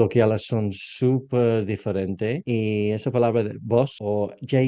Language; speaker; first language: Spanish; non-native, learner; English